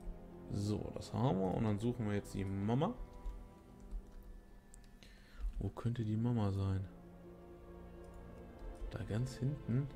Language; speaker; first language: German; native; German